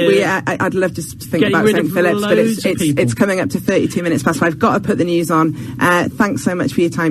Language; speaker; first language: English; native; English